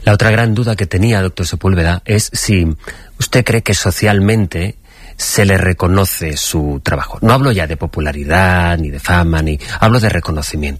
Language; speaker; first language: Spanish; native; Spanish